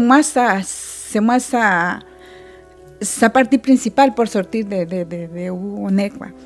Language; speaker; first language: French; non-native, fluent; Spanish